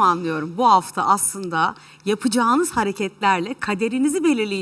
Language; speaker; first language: Turkish; native; Turkish